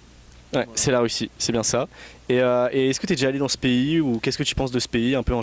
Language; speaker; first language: French; native; French